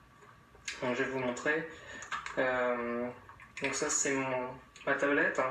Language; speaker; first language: French; native; French